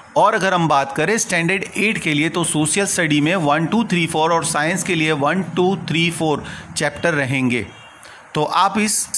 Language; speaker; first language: Hindi; non-native, local second language; Gujarati